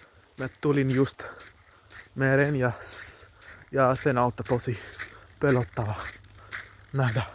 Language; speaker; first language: Finnish; non-native, learner; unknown